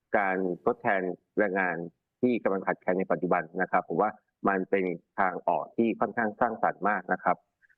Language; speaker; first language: Thai; native; Thai